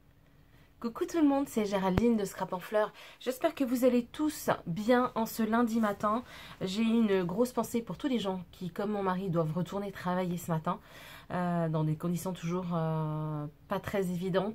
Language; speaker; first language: French; native; French